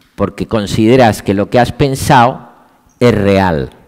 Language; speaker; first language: Spanish; native; Spanish